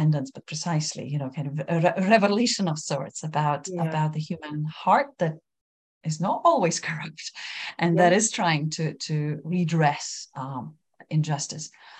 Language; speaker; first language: English; non-native, fluent; Lithuanian